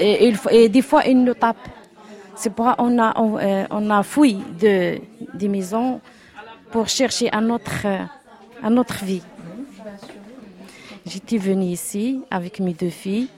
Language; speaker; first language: French; non-native, learner; Arabic